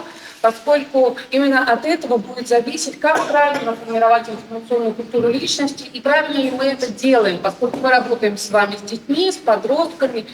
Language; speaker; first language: Russian; native; Russian